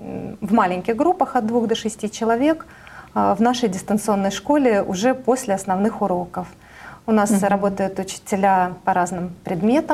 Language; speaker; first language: Russian; native; Russian